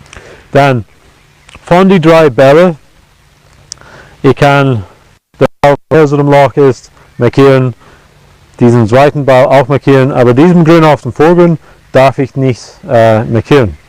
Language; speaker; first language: German; non-native, fluent; English